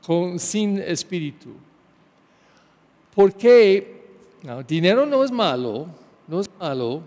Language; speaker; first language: Spanish; non-native, learner; English